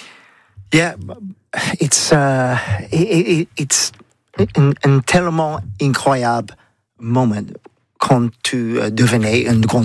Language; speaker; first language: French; non-native, learner; English